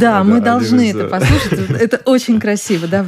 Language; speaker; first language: Russian; native; Russian